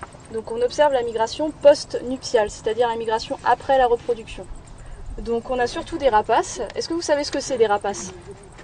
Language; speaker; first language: French; native; French